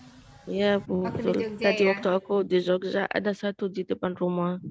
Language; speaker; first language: Indonesian; non-native, learner; Arabic